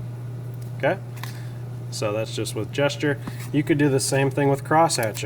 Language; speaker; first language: English; native; English